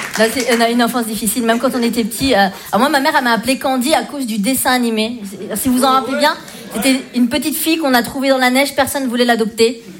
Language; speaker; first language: French; early bilingual, other home language; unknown